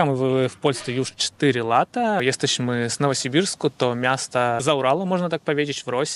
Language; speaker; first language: Polish; non-native, fluent; Russian